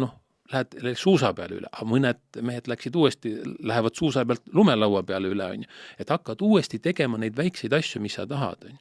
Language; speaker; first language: Estonian; native; Estonian